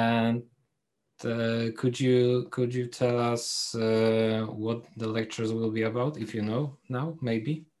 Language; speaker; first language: English; non-native, fluent; Polish